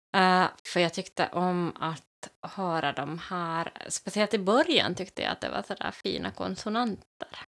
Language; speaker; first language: Swedish; native; Swedish